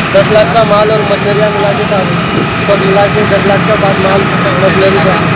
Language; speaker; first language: Hindi; non-native, local second language; Urdu